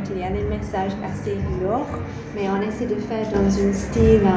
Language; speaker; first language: French; non-native, fluent; English